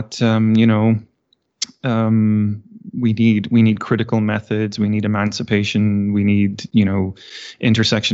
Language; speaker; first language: English; native; English